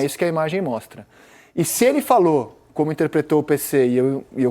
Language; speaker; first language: Portuguese; native; Portuguese